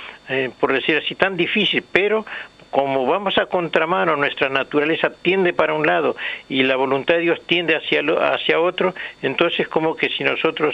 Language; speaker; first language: Spanish; native; Spanish